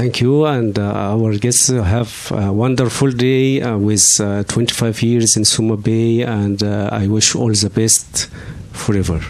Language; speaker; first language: English; non-native, learner; Arabic